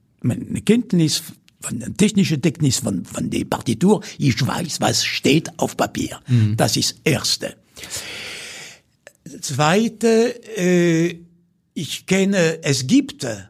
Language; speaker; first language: German; non-native, fluent; French